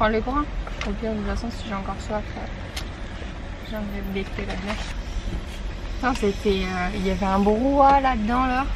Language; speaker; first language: French; native; French